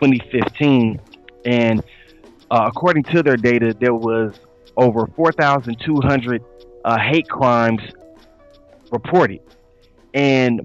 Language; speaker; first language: English; native; English